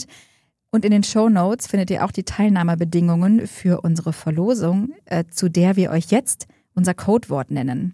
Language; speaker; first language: German; native; German